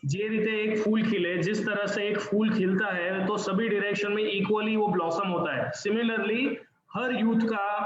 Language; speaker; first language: Hindi; non-native, local second language; Gujarati